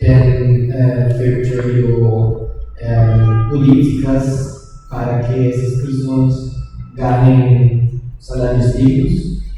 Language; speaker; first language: Portuguese; non-native, learner; Spanish